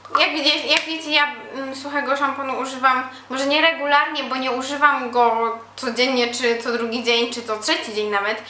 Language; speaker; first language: Polish; native; Polish